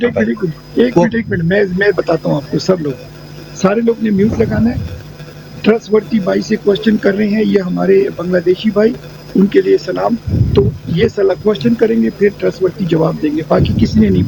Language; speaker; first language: Hindi; non-native, fluent; Bangla